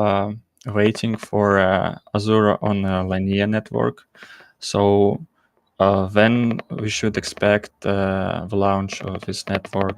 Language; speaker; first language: English; non-native, learner; Russian